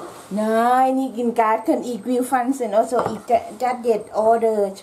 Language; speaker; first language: German; non-native, learner; Thai